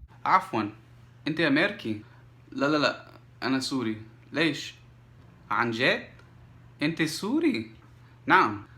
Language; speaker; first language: Arabic; non-native, learner; English